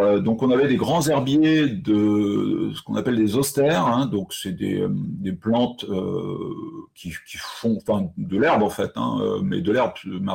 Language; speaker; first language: French; native; French